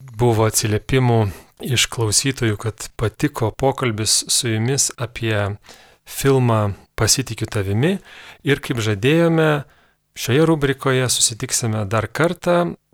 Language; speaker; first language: Lithuanian; native; Lithuanian